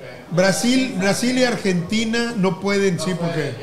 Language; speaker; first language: Spanish; native; Spanish